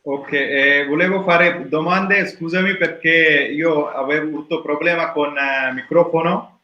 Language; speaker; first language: Italian; non-native, learner; Urdu